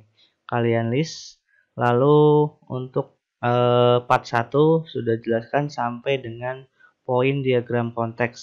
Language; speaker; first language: Indonesian; native; Indonesian